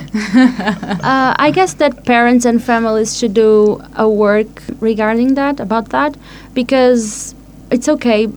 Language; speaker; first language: English; non-native, fluent; Portuguese